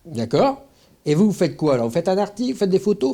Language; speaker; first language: French; native; French